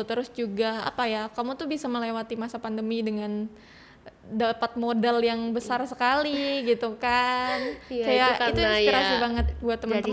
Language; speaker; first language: Indonesian; native; Indonesian